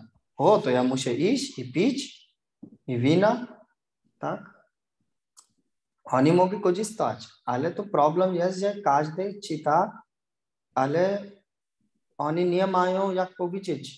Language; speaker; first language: Polish; non-native, learner; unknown